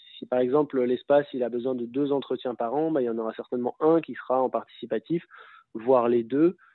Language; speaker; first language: French; native; French